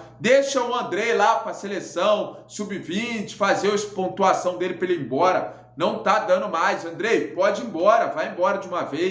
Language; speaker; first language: Portuguese; native; Portuguese